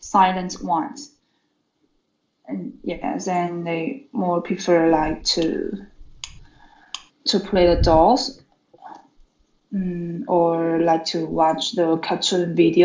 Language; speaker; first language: English; non-native, learner; Chinese